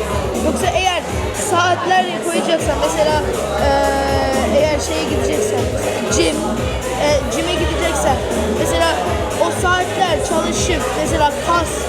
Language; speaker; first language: Turkish; early bilingual, heritage; Turkish